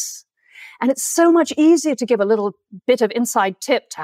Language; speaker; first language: English; native; English